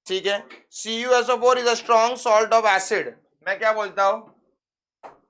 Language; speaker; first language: Hindi; non-native, local second language; Marathi